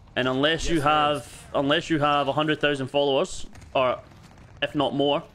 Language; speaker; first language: English; native; English